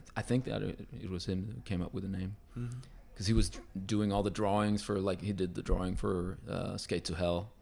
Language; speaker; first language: English; non-native, fluent; Spanish